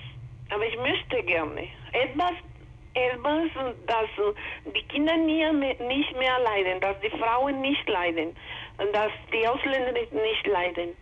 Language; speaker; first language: German; non-native, learner; Spanish